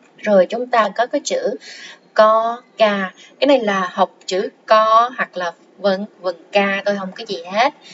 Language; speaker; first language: Vietnamese; non-native, local second language; Khmer